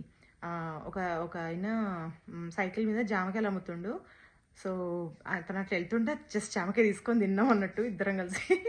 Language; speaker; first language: Telugu; native; Telugu